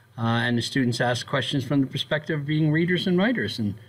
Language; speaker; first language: English; native; English